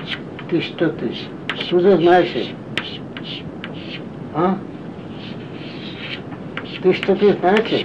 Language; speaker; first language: Russian; non-native, learner; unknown